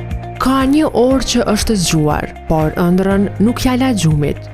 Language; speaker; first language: Albanian; native; Albanian